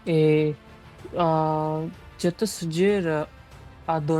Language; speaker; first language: French; non-native, learner; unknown